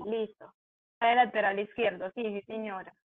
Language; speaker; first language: Spanish; native; Spanish